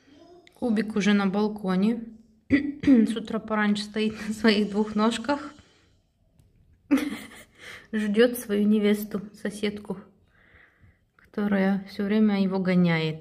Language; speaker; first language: Russian; native; Russian